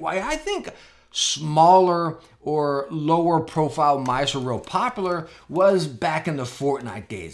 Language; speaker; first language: English; native; English